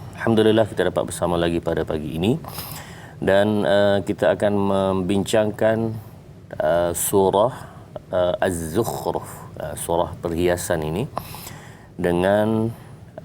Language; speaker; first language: Malay; native; Malay